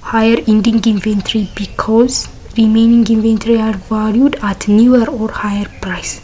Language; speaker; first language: English; non-native, local second language; Amharic